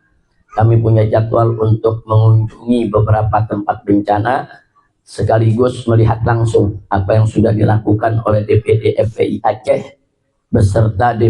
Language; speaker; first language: Indonesian; native; Indonesian